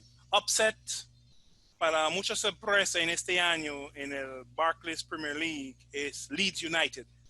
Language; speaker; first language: Spanish; non-native, fluent; English